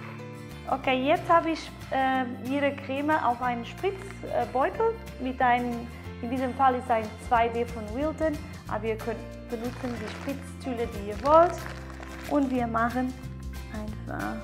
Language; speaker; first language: German; non-native, learner; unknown